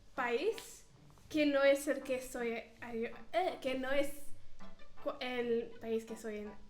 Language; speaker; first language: Spanish; non-native, learner; English